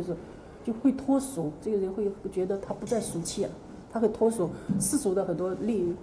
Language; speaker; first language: Chinese; native; Chinese